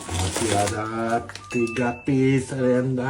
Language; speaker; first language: Indonesian; non-native, learner; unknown